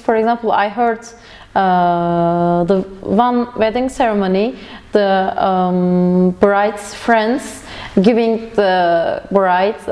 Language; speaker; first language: English; non-native, learner; Turkish